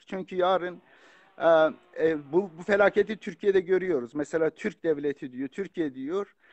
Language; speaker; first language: Turkish; non-native, local second language; Kurdish